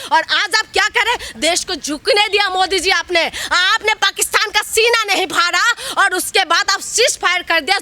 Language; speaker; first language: Hindi; non-native, local second language; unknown